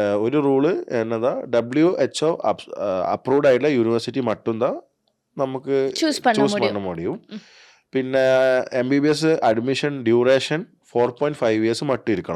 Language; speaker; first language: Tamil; non-native, learner; Malayalam